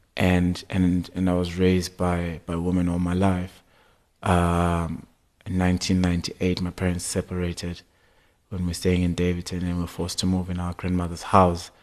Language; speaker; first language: English; non-native, local second language; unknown